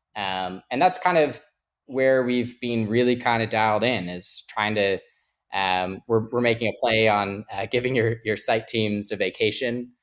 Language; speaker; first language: English; native; English